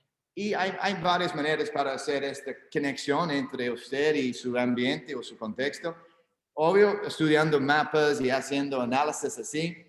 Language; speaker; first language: Spanish; non-native, learner; English